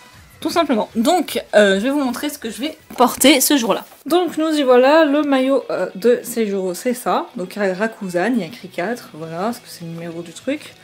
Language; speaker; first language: French; native; French